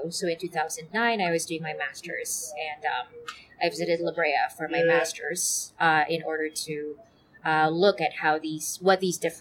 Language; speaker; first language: English; non-native, local second language; Filipino